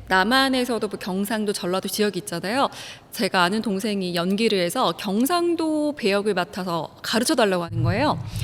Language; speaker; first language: Korean; native; Korean